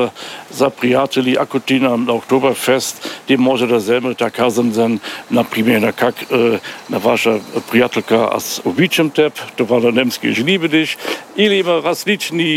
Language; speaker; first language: Bulgarian; non-native, learner; German